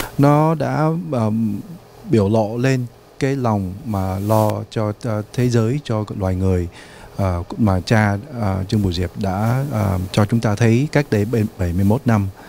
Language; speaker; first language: Vietnamese; early bilingual, other home language; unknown